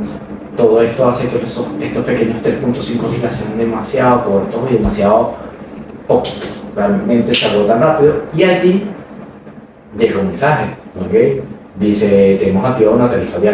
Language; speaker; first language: Spanish; native; Spanish